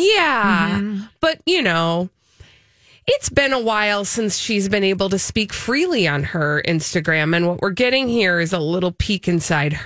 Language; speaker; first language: English; native; English